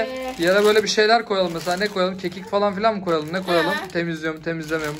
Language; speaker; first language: Turkish; native; Turkish